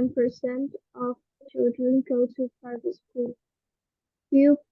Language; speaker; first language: English; non-native, learner; Indonesian